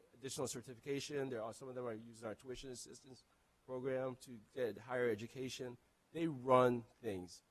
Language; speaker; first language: English; non-native, local second language; Akan